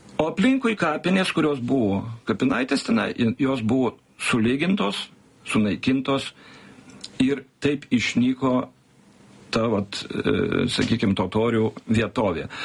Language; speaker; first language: Lithuanian; native; Lithuanian